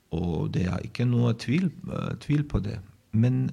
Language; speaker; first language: Norwegian; non-native, fluent; Bosnian